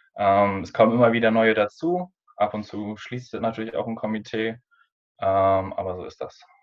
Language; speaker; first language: German; native; German